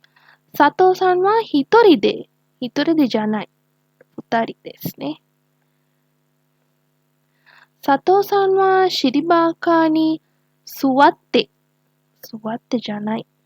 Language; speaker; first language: Japanese; non-native, learner; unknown